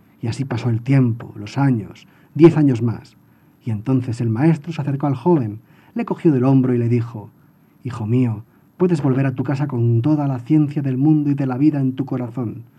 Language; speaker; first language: Spanish; native; Spanish